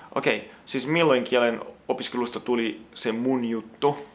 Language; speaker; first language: Finnish; non-native, fluent; Italian